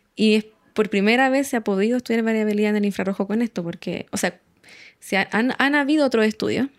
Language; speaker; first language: Spanish; native; Spanish